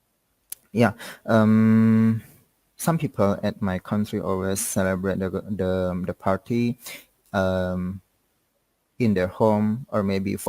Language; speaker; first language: English; non-native, learner; Indonesian